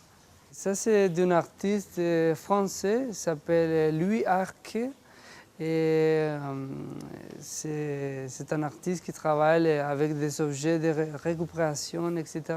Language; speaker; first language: French; non-native, fluent; Spanish